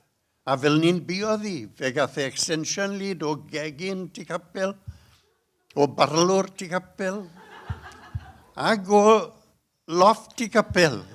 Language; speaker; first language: Welsh; native; Welsh